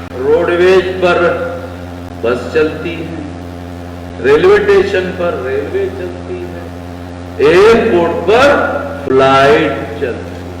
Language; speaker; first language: Hindi; non-native, local second language; Marathi